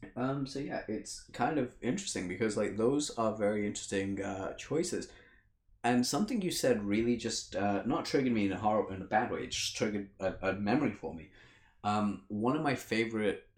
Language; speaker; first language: English; native; English